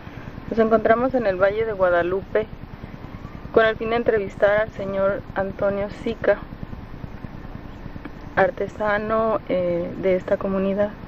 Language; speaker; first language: Spanish; native; Spanish